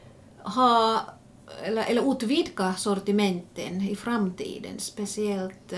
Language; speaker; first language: Swedish; non-native, local second language; Finnish